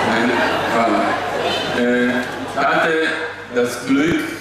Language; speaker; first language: German; non-native, fluent; Slovenian